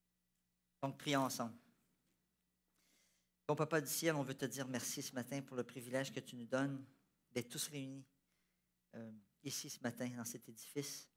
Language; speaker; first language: French; native; French